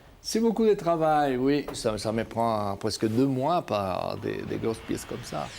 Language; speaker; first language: French; non-native, fluent; Spanish